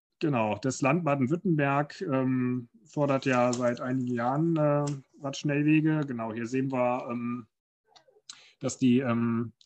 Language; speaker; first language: German; native; German